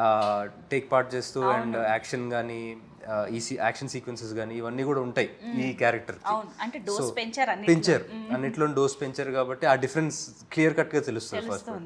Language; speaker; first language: Telugu; native; Telugu